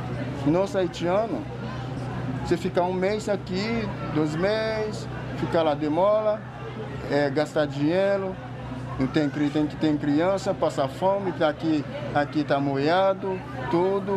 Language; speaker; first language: Portuguese; non-native, learner; Haitian Creole